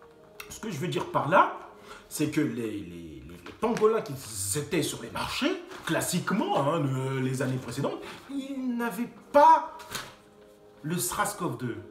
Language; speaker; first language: French; native; French